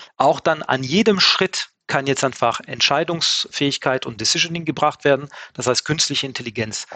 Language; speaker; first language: German; non-native, fluent; French